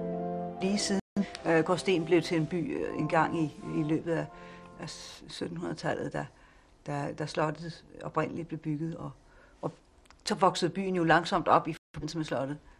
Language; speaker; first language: Danish; native; Danish